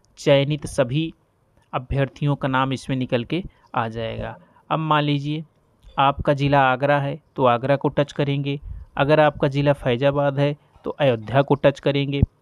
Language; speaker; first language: Hindi; native; Hindi